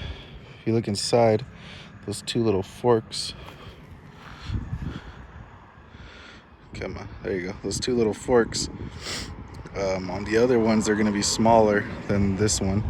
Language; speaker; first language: English; native; English